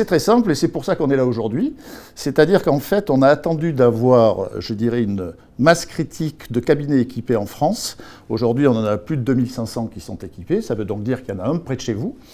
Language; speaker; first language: French; native; French